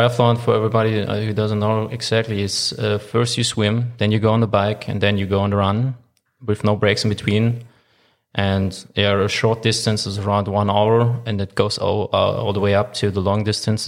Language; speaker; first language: English; non-native, fluent; German